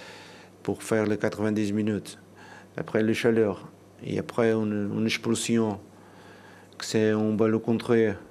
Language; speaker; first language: French; non-native, learner; Portuguese